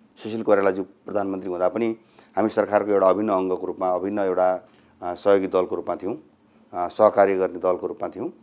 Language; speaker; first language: Nepali; native; Nepali